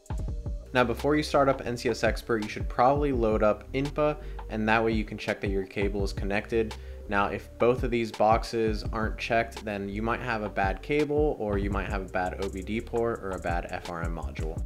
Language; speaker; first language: English; native; English